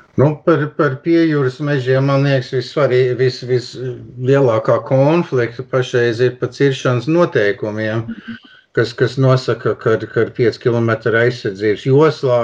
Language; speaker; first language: Latvian; early bilingual, heritage; Latvian